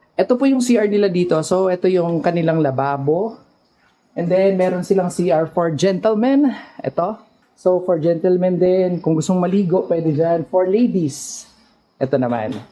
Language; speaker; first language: Filipino; non-native, local second language; Pangasinan